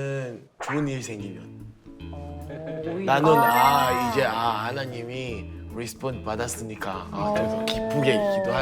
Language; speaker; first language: Korean; early bilingual, heritage; English